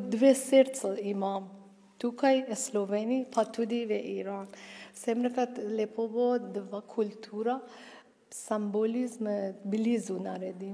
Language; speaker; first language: Slovenian; non-native, learner; Persian